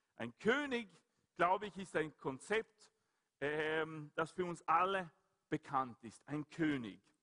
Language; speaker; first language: German; non-native, fluent; Swedish